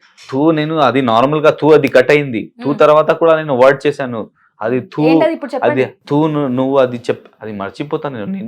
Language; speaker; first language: Telugu; non-native, learner; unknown